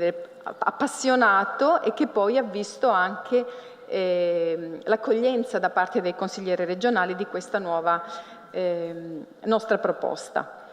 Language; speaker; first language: Italian; native; Italian